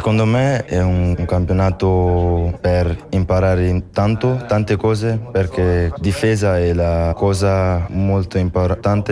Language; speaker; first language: Italian; non-native, local second language; French